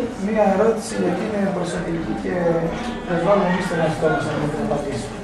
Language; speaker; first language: Greek; native; Greek